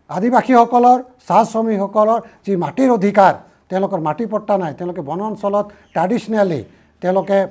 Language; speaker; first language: Assamese; non-native, local second language; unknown